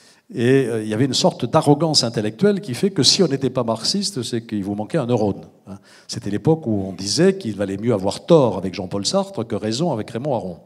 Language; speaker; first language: French; native; French